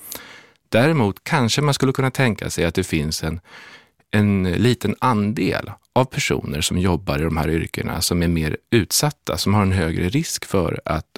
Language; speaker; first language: Swedish; native; Swedish